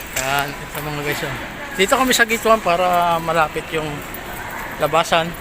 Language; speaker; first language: Filipino; non-native, local second language; Hiligaynon